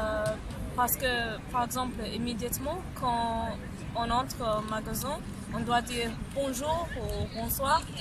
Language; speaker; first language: French; non-native, learner; English